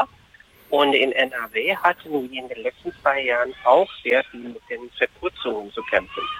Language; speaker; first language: German; non-native, fluent; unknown